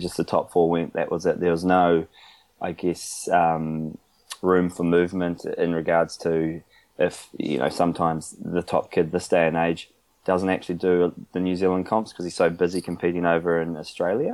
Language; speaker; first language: English; native; English